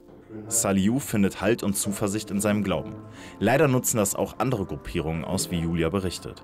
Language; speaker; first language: German; native; German